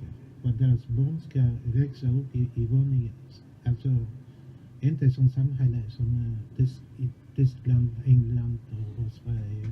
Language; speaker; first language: Swedish; non-native, fluent; Polish